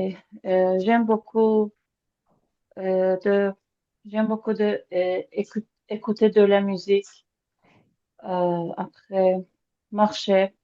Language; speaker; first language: French; non-native, learner; Azerbaijani